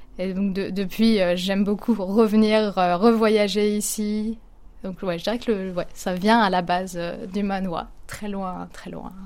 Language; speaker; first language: French; native; French